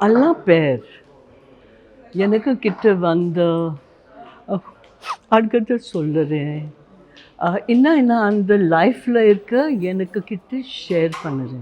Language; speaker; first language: Tamil; non-native, learner; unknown